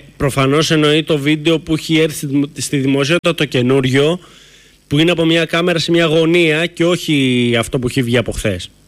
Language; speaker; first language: Greek; native; Greek